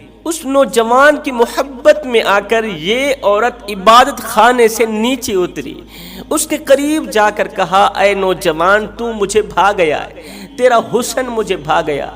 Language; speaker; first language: Urdu; native; Urdu